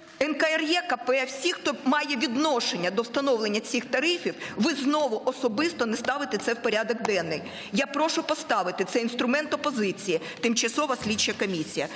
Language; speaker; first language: Ukrainian; non-native, local second language; Russian